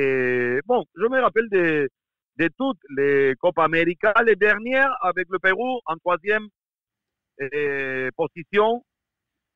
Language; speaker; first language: French; non-native, fluent; Spanish